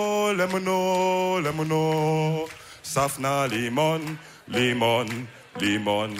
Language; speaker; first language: German; early bilingual, other home language; Wolof